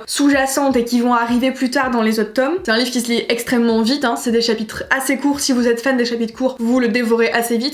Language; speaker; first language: French; native; French